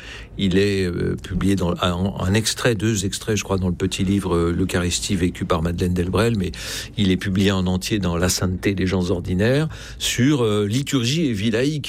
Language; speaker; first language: French; native; French